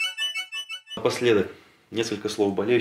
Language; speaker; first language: Russian; native; Russian